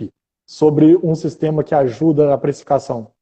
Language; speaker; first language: Portuguese; native; Portuguese